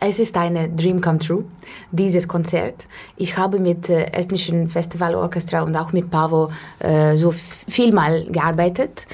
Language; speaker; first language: German; non-native, learner; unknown